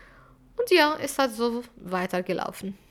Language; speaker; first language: German; non-native, fluent; Arabic